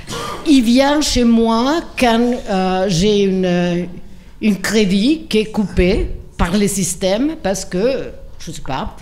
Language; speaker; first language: French; non-native, fluent; Spanish